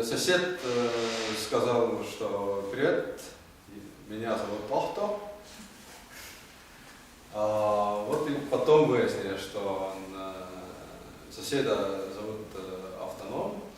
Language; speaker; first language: Russian; non-native, learner; Estonian